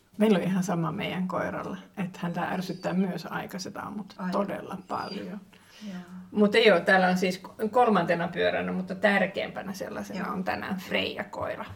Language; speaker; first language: Finnish; non-native, local second language; Swedish